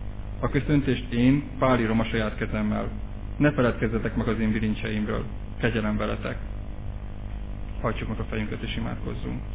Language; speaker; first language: Hungarian; native; Hungarian